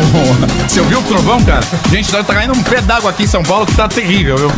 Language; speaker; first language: Portuguese; native; Portuguese